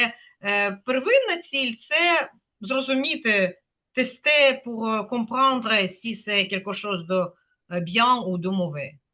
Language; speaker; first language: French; non-native, fluent; Ukrainian